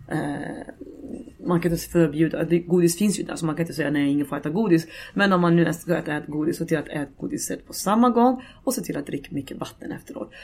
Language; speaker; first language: Swedish; early bilingual, other home language; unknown